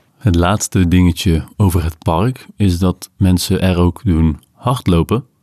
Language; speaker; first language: Dutch; native; Dutch